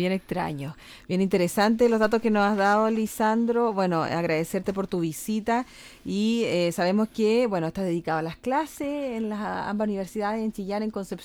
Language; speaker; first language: Spanish; native; Spanish